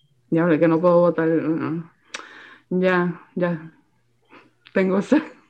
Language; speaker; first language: Spanish; early bilingual, heritage; Spanish